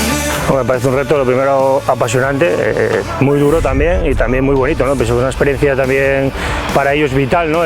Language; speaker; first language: Spanish; native; Spanish